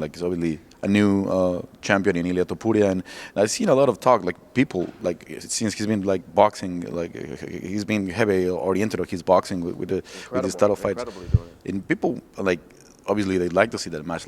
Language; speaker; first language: English; non-native, fluent; Spanish